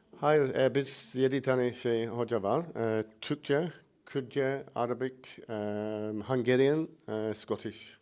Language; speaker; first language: Turkish; non-native, local second language; Kurdish